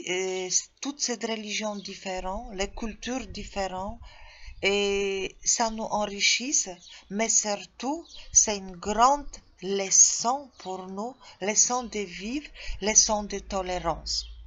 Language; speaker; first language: French; non-native, fluent; Polish